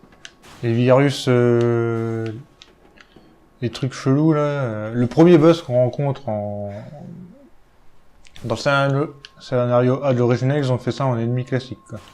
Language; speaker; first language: French; native; French